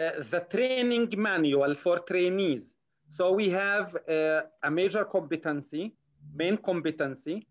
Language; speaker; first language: English; non-native, learner; Arabic